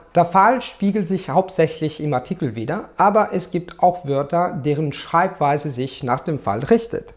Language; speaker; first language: German; non-native, fluent; Italian